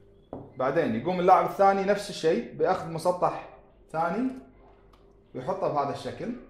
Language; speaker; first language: Arabic; native; Arabic